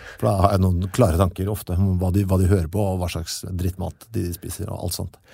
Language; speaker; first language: Norwegian; native; Norwegian